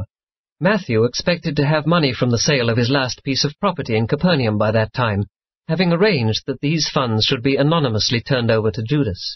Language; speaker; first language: English; native; English